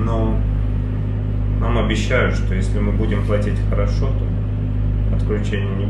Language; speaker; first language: Russian; native; Russian